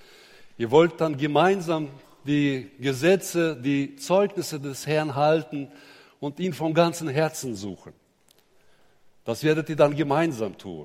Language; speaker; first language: German; native; German